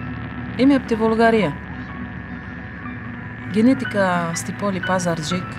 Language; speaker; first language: Greek; non-native, fluent; Bulgarian